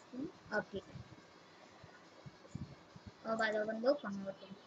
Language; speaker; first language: Hindi; native; Hindi